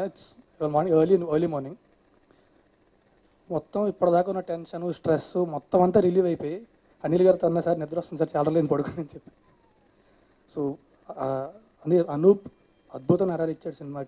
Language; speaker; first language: Telugu; native; Telugu